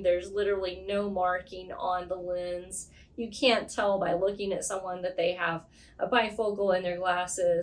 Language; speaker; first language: English; native; English